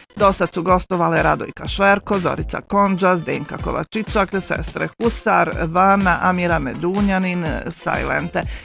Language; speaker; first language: Bosnian; native; Bosnian